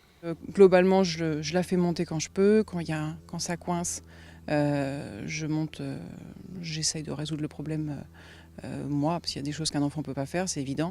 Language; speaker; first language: French; native; French